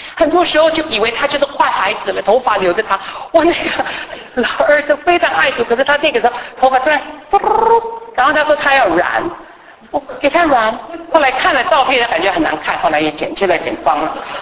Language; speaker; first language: Chinese; native; Chinese